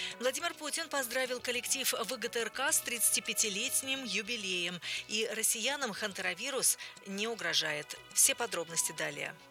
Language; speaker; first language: Russian; native; Russian